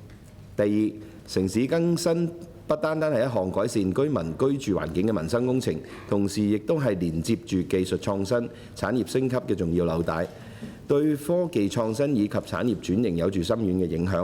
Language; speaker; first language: Cantonese; native; Cantonese